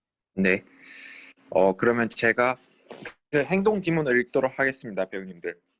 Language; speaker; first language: Korean; native; Korean